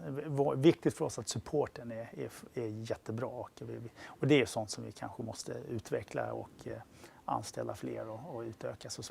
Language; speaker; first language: Swedish; native; Swedish